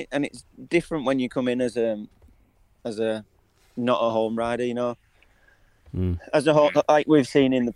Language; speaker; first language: English; native; English